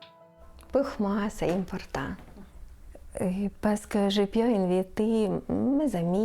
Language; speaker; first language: French; non-native, learner; Ukrainian